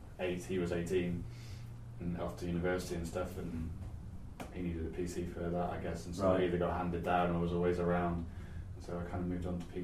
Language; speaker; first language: English; native; English